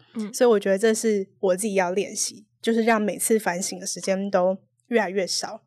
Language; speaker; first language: Chinese; native; Chinese